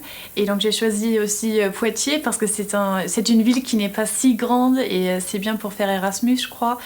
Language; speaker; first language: French; non-native, fluent; German